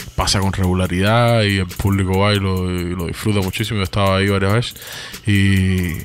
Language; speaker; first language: Spanish; native; Spanish